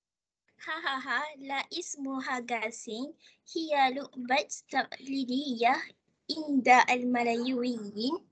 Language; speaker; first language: Arabic; non-native, learner; Malay